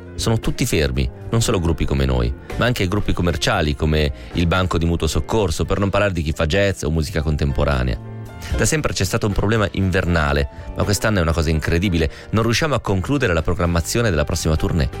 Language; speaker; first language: Italian; non-native, fluent; Greek